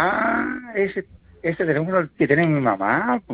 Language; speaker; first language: Spanish; native; Spanish